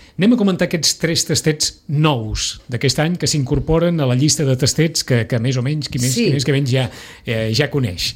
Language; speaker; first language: Catalan; native; Catalan